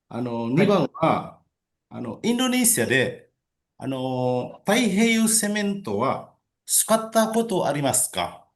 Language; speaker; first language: Japanese; non-native, learner; Indonesian